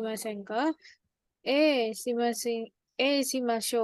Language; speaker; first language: Japanese; non-native, learner; Indonesian